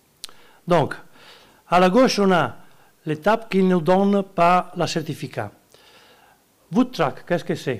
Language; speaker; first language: French; non-native, learner; Italian